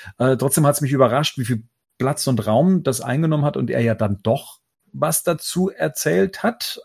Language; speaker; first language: German; native; German